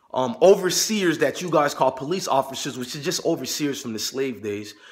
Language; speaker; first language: English; native; English